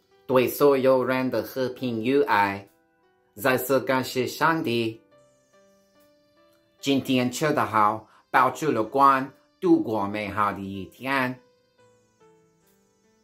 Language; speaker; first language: Chinese; non-native, learner; English